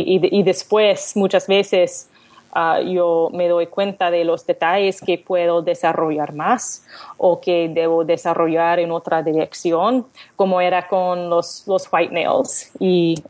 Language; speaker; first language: Spanish; non-native, learner; English